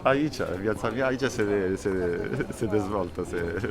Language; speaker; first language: Romanian; non-native, fluent; Italian